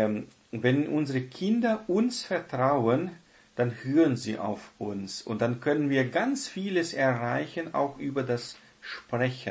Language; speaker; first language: German; non-native, fluent; Portuguese